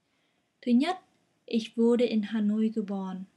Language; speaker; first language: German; non-native, fluent; Vietnamese